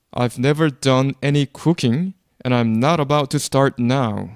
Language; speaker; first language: English; non-native, fluent; Korean